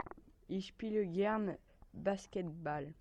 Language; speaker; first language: German; non-native, learner; French